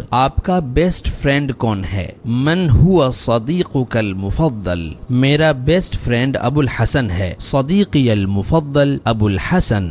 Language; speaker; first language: Urdu; native; Urdu